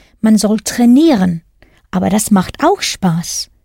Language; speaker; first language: German; non-native, fluent; English